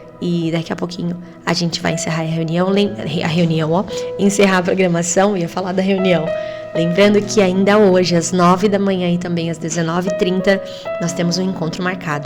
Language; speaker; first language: Portuguese; native; Portuguese